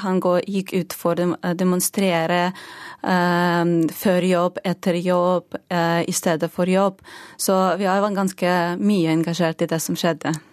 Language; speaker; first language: Norwegian; non-native, fluent; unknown